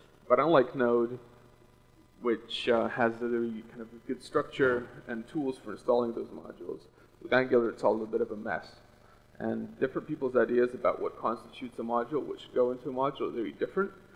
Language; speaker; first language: English; non-native, fluent; Russian